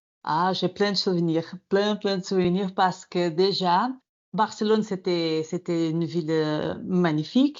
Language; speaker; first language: French; non-native, fluent; Portuguese